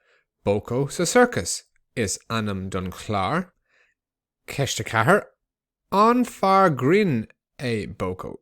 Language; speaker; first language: Irish; non-native, local second language; English